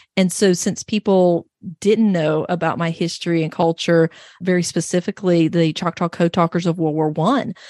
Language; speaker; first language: English; native; English